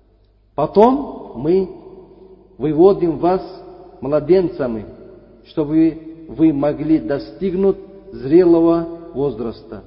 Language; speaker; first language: Russian; non-native, fluent; Uzbek